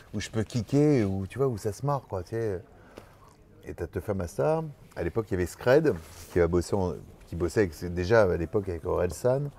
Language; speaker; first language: French; native; French